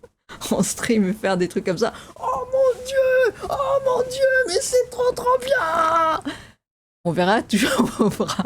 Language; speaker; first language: French; native; French